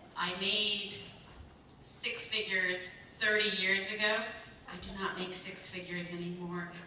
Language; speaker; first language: English; early bilingual, other home language; Korean